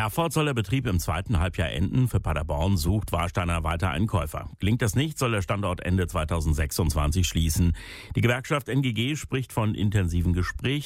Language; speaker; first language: German; native; German